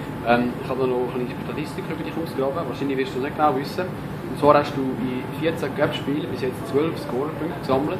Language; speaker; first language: German; native; German